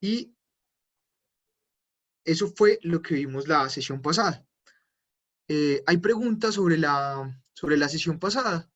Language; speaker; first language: Spanish; native; Spanish